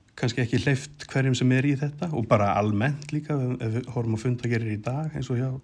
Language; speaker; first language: Icelandic; native; Icelandic